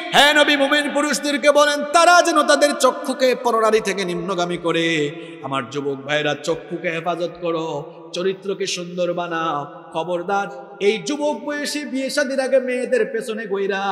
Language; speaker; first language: Bangla; native; Bangla